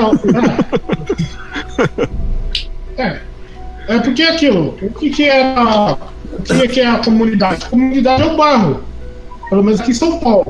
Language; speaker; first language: Portuguese; native; Portuguese